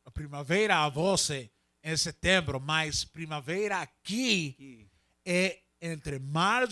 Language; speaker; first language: Portuguese; non-native, learner; Spanish